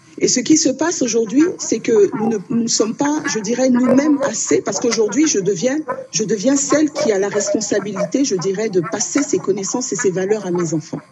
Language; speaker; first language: French; early bilingual, other home language; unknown